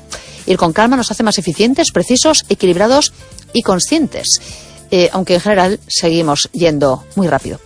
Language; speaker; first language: Spanish; native; Spanish